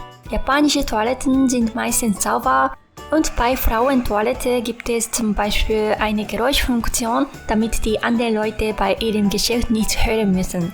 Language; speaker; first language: German; non-native, fluent; Japanese